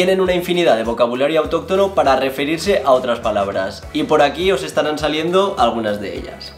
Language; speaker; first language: Spanish; native; Spanish